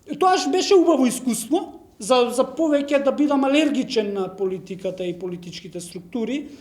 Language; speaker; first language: Macedonian; non-native, local second language; Romany